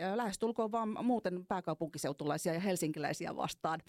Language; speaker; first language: Finnish; native; Finnish